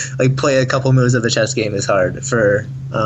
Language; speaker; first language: English; native; English